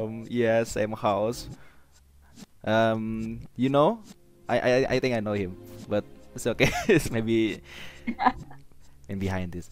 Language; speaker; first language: English; non-native, learner; Indonesian